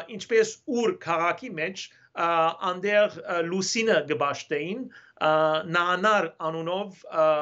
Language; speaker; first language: Armenian; early bilingual, heritage; Armenian